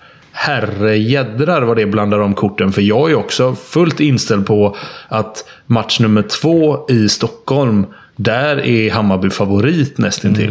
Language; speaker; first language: Swedish; native; Swedish